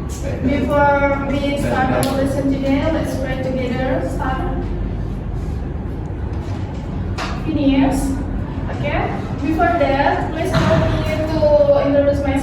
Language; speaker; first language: English; non-native, learner; Indonesian